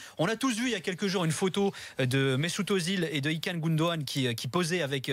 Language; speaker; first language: French; native; French